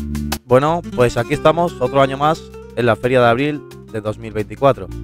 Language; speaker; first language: Spanish; native; Spanish